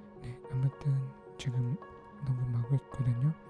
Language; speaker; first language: Korean; non-native, learner; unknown